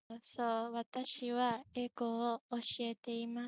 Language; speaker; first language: Japanese; non-native, learner; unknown